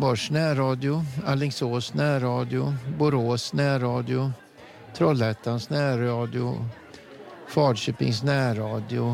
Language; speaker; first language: Swedish; native; Swedish